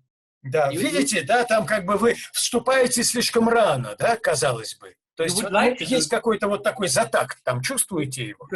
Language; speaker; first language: Russian; native; Russian